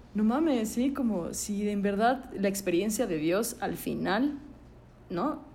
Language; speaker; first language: Spanish; native; Spanish